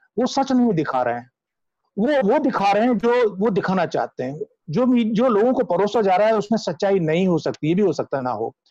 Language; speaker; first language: Hindi; native; Hindi